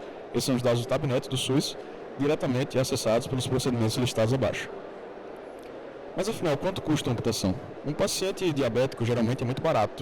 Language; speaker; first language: Portuguese; native; Portuguese